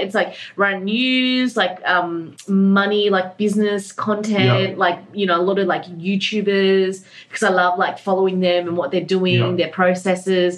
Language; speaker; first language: English; native; English